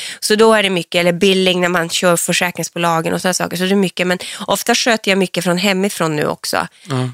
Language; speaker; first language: Swedish; native; Swedish